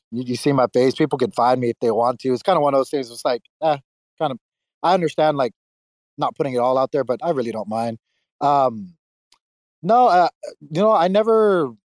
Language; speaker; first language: English; native; English